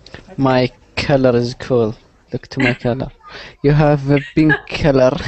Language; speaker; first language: English; non-native, learner; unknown